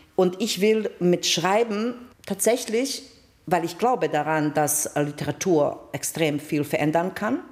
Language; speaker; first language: German; non-native, fluent; Bosnian